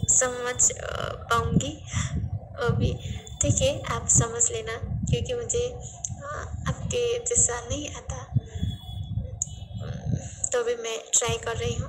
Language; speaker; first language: Hindi; non-native, learner; Nepali